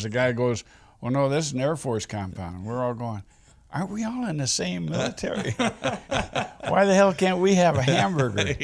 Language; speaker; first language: English; native; English